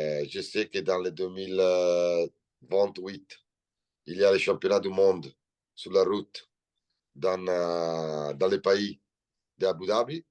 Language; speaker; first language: French; non-native, learner; Italian